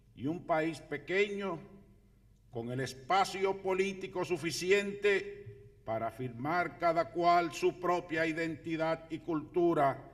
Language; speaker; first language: Spanish; native; Spanish